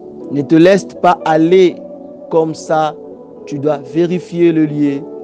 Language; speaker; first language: French; non-native, local second language; Lingala